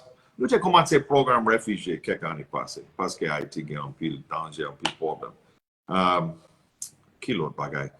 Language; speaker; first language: Haitian Creole; non-native, learner; English